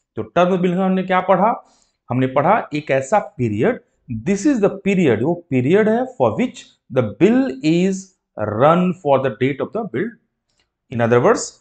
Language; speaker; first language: Hindi; native; Hindi